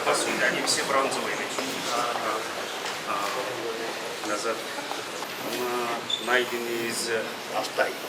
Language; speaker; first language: Russian; non-native, learner; Mongolian